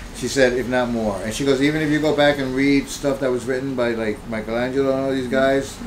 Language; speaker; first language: English; early bilingual, other home language; Spanish